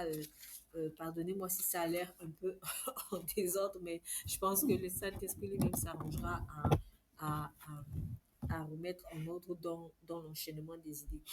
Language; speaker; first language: French; native; French